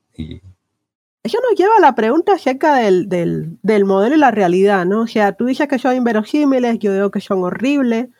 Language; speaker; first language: Spanish; native; Spanish